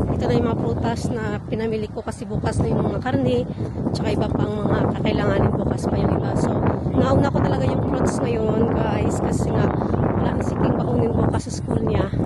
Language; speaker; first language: Filipino; non-native, local second language; Hiligaynon